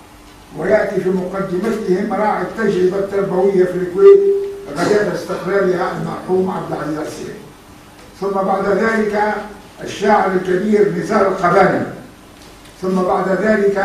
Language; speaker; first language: Arabic; native; Arabic